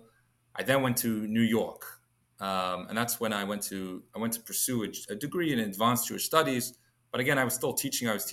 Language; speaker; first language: English; native; English